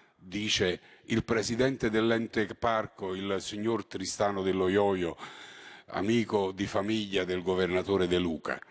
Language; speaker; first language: Italian; native; Italian